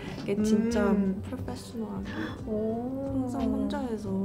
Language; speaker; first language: Korean; early bilingual, heritage; Korean